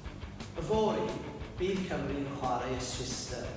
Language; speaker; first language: Welsh; non-native, local second language; English